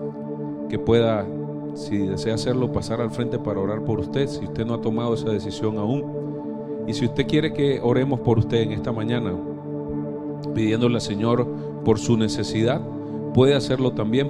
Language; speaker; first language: Spanish; native; Spanish